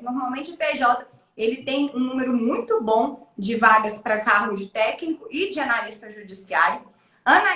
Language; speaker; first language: Portuguese; native; Portuguese